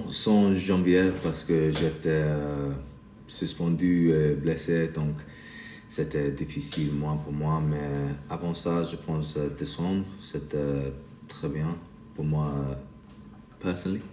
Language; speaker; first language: French; non-native, learner; English